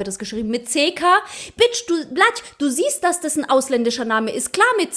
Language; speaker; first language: German; early bilingual, other home language; Russian